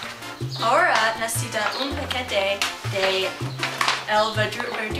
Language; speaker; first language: Spanish; non-native, learner; English